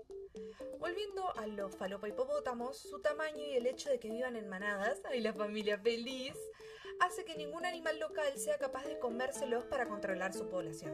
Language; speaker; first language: Spanish; native; Spanish